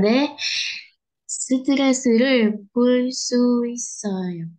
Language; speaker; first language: Korean; non-native, learner; Indonesian